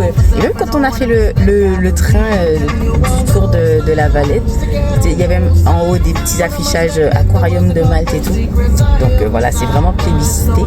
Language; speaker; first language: French; native; French